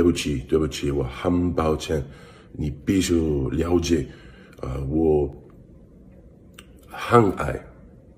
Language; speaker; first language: Chinese; non-native, learner; English